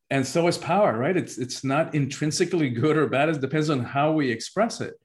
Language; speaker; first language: English; early bilingual, other home language; Spanish